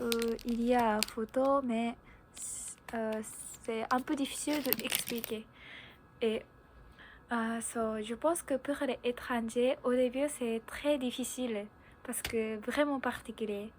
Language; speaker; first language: French; non-native, learner; Japanese